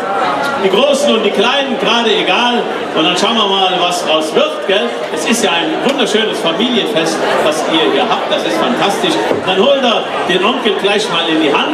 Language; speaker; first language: German; native; German